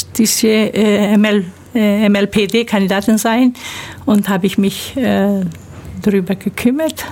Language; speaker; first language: German; early bilingual, other home language; Turkish